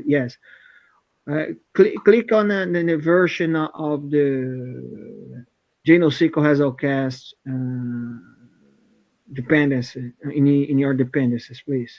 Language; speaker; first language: English; non-native, fluent; Portuguese